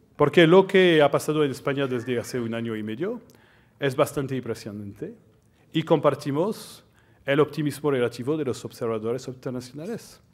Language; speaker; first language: Spanish; non-native, fluent; French